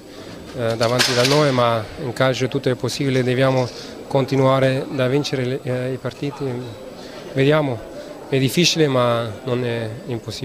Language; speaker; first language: Italian; non-native, learner; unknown